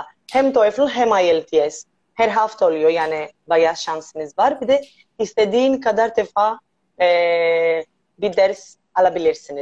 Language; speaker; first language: Turkish; non-native, learner; Greek